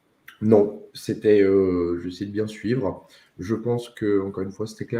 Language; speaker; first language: French; native; French